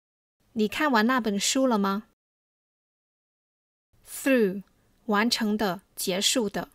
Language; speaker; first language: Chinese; native; Chinese